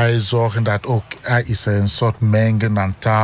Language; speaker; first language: Dutch; non-native, learner; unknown